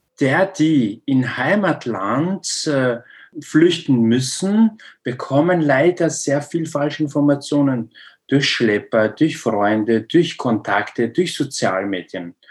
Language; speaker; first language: German; non-native, learner; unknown